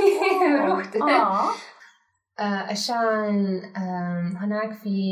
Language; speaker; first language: Arabic; non-native, learner; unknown